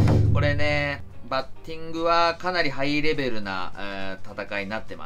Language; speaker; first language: Japanese; native; Japanese